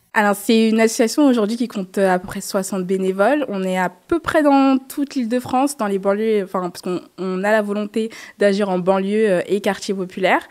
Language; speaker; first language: French; native; French